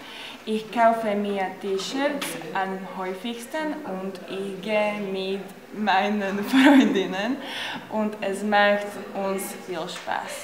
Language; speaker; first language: German; non-native, learner; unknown